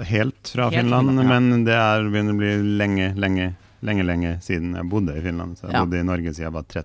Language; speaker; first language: Norwegian; non-native, fluent; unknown